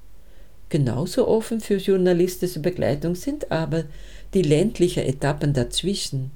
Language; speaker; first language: German; native; German